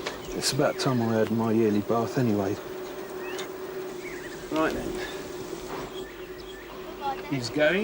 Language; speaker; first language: English; native; English